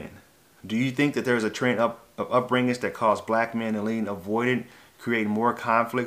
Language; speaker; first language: English; native; English